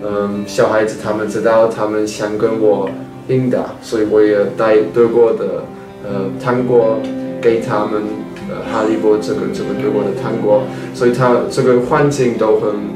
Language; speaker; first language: Chinese; non-native, fluent; German